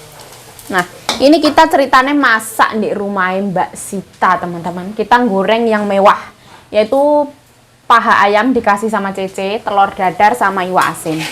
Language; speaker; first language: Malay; non-native, local second language; Javanese